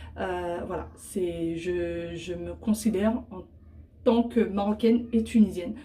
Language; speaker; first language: French; early bilingual, other home language; Arabic